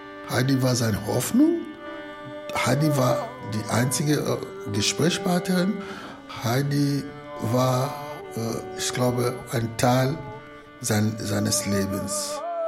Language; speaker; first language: German; non-native, fluent; Lingala